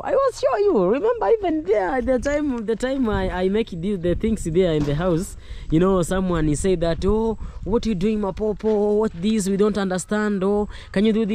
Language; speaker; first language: English; non-native, learner; Swahili